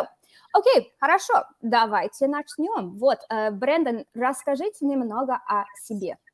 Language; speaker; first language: Russian; non-native, fluent; English